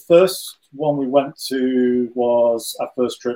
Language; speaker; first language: English; native; English